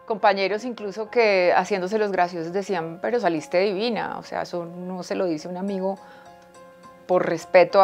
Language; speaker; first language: Spanish; native; Spanish